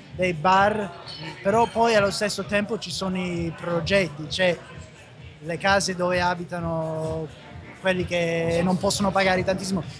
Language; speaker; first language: Italian; non-native, fluent; English